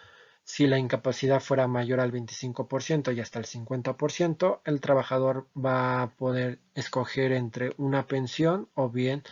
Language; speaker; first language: Spanish; native; Spanish